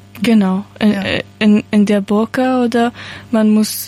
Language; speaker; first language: German; non-native, learner; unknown